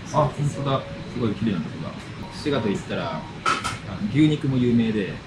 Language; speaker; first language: Japanese; native; Japanese